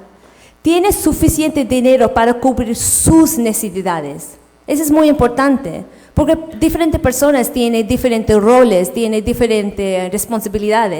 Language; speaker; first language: Spanish; non-native, fluent; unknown